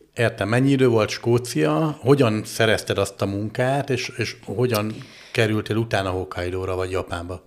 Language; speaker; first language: Hungarian; native; Hungarian